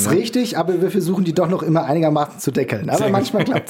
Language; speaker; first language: German; native; German